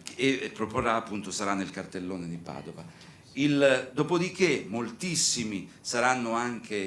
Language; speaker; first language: Italian; native; Italian